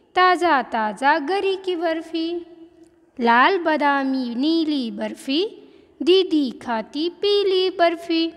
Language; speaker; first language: Hindi; non-native, local second language; Marathi